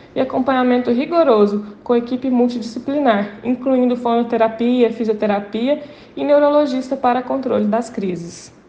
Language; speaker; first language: Portuguese; native; Portuguese